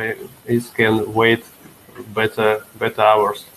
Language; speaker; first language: English; non-native, learner; Russian